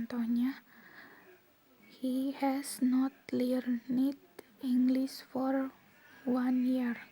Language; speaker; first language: English; non-native, learner; Indonesian